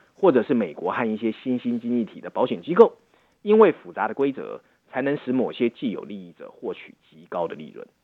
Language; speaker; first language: Chinese; native; Chinese